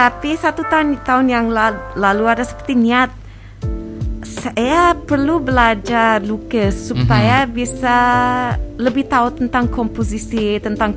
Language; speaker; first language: Indonesian; non-native, fluent; English